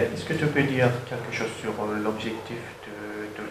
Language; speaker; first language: French; non-native, learner; Turkish